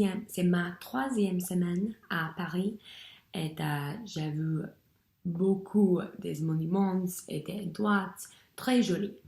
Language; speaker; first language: French; non-native, learner; English